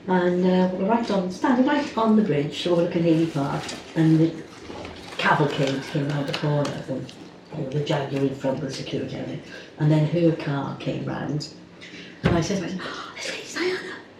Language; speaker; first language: English; native; English